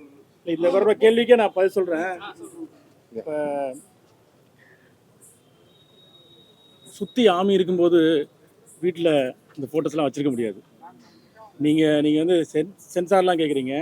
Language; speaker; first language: Tamil; native; Tamil